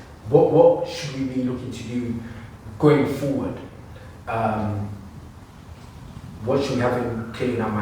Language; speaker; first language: English; native; English